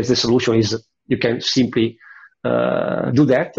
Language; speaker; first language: English; non-native, fluent; Italian